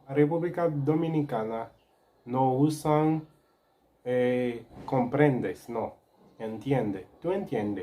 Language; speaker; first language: Spanish; non-native, local second language; Haitian Creole